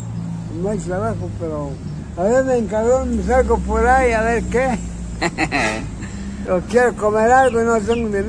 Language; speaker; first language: Spanish; non-native, local second language; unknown